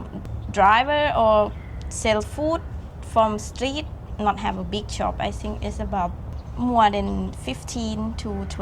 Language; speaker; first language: English; non-native, learner; Thai